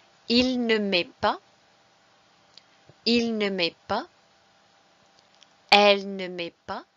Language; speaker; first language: French; non-native, fluent; English